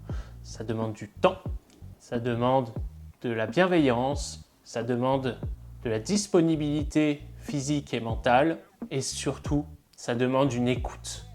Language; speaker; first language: French; native; French